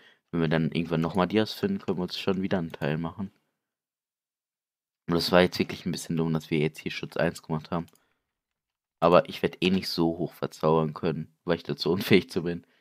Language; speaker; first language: German; native; German